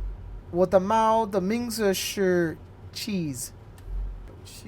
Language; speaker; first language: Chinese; non-native, learner; English